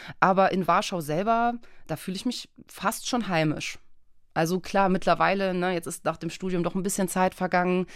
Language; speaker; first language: German; early bilingual, other home language; Polish